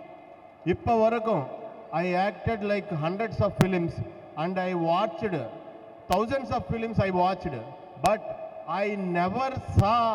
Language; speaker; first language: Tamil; non-native, learner; Telugu